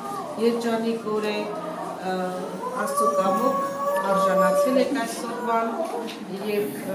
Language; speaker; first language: Armenian; native; Armenian